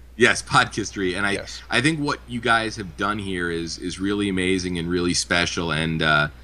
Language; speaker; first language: English; native; English